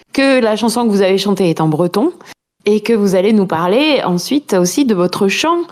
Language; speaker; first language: French; native; French